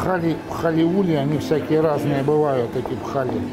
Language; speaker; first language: Russian; native; Russian